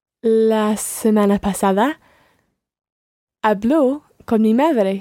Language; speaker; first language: Spanish; non-native, learner; English